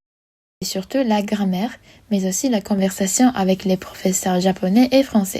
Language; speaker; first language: French; non-native, learner; Japanese